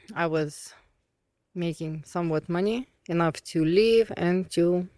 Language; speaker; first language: English; non-native, fluent; Russian